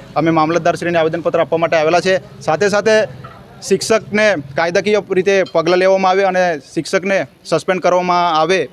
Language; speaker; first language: Gujarati; non-native, local second language; Bhili